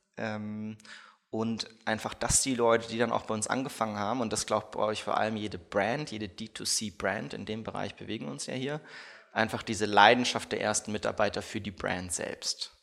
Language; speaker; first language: German; early bilingual, other home language; Russian